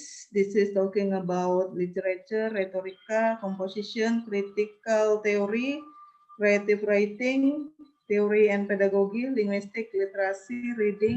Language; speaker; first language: English; non-native, learner; Indonesian